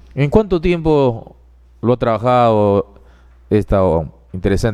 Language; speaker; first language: Spanish; native; Spanish